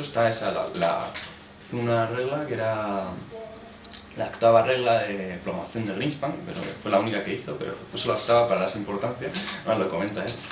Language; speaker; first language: Spanish; native; Spanish